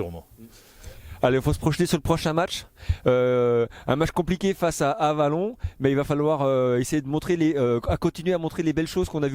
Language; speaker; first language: French; native; French